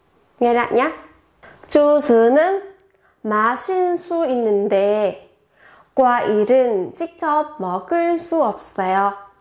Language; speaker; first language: Korean; non-native, fluent; Vietnamese